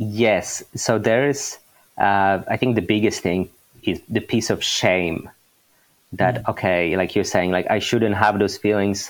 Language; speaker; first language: English; non-native, fluent; Polish